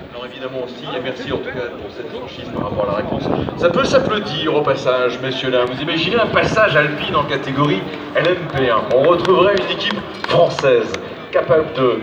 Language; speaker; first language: French; native; French